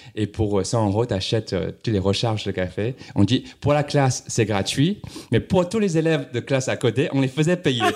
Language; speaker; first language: French; non-native, fluent; Cantonese